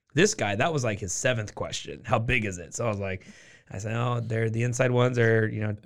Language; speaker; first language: English; native; English